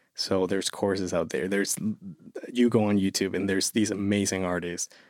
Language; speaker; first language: English; non-native, fluent; Spanish